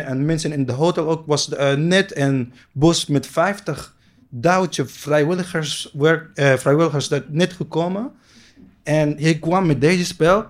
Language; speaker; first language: Dutch; non-native, learner; Arabic